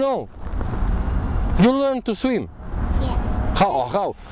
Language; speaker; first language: English; non-native, learner; Croatian